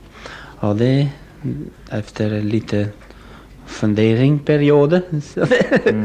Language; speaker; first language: Swedish; non-native, learner; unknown